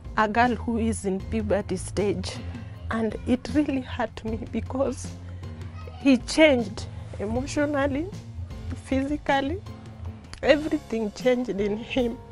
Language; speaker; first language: English; non-native, local second language; Luo (Kenya and Tanzania)